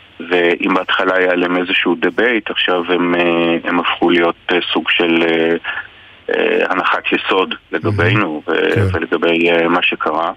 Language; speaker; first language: Hebrew; native; Hebrew